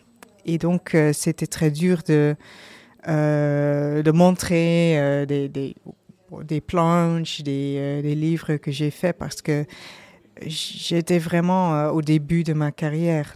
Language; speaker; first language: French; non-native, learner; Dutch